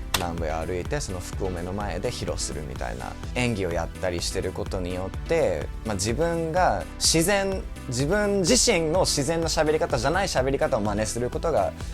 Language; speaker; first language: Japanese; non-native, fluent; English